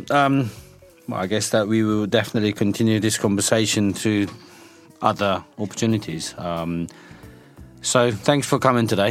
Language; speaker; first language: English; non-native, fluent; Japanese